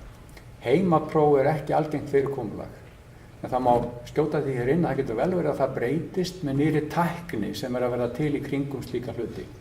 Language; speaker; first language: Icelandic; native; Icelandic